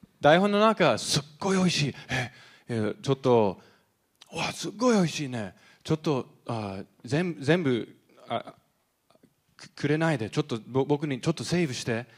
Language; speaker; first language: Japanese; non-native, learner; English